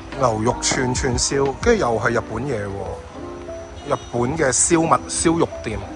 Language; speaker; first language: Cantonese; native; Cantonese